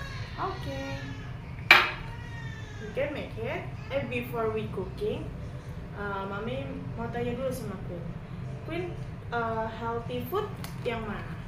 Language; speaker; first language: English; non-native, learner; Indonesian